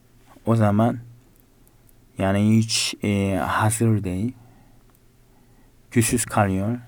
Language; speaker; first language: Turkish; non-native, fluent; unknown